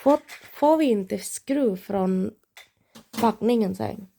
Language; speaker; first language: Swedish; non-native, learner; Indonesian